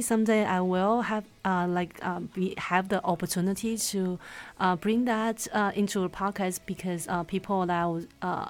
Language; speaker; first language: English; non-native, fluent; Chinese